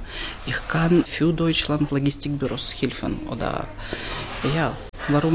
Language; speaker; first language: German; non-native, learner; Ukrainian